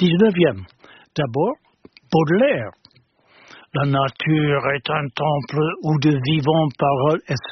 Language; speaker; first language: French; non-native, fluent; English